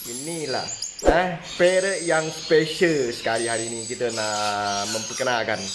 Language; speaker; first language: Malay; non-native, local second language; Chinese